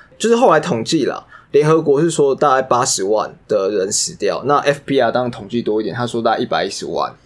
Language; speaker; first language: Chinese; native; Chinese